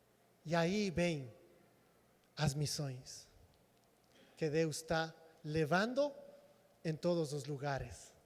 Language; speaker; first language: Portuguese; non-native, fluent; Spanish